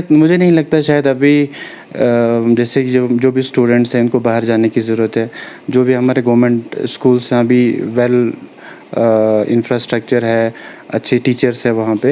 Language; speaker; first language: Hindi; non-native, local second language; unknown